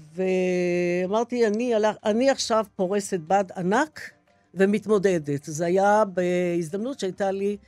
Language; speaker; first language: Hebrew; early bilingual, other home language; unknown